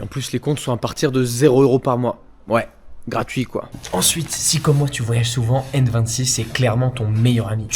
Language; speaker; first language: French; native; French